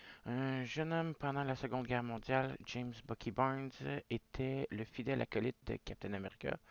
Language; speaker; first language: French; native; French